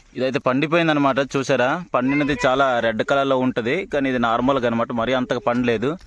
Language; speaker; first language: Telugu; non-native, local second language; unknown